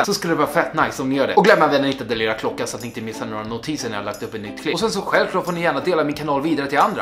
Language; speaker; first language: Swedish; native; Swedish